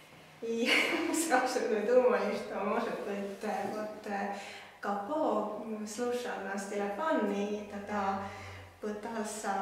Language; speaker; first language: Russian; non-native, local second language; Estonian